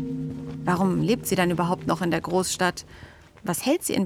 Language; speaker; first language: German; native; German